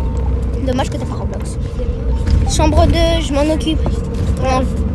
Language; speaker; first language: French; native; French